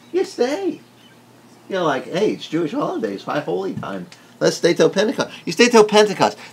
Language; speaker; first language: English; early bilingual, other home language; Italian